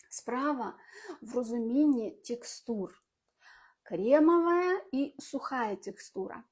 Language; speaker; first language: Ukrainian; non-native, local second language; Russian